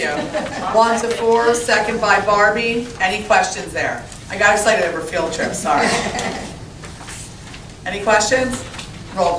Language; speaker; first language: English; native; English